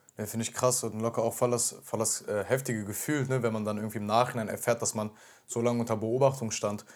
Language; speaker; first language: German; early bilingual, other home language; Turkish